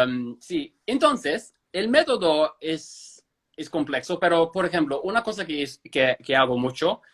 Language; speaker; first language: Spanish; non-native, fluent; English